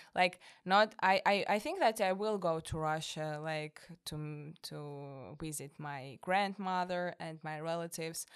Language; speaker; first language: English; non-native, fluent; Russian